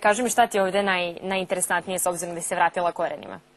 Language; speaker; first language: Serbian; native; Serbian